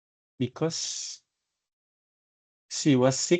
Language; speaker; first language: English; non-native, learner; Indonesian